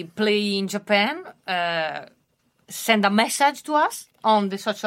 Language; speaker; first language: English; non-native, learner; Italian